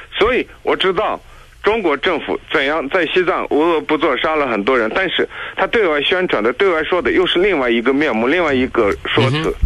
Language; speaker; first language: Chinese; non-native, local second language; Tibetan